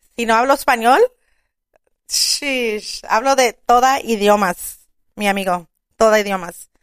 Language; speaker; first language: Spanish; early bilingual, other home language; English